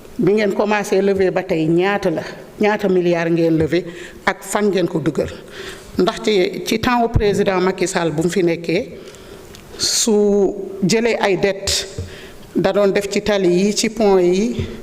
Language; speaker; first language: Wolof; non-native, local second language; Fula